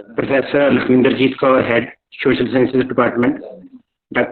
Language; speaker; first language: English; non-native, local second language; Punjabi